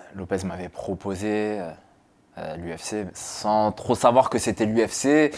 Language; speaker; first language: French; native; French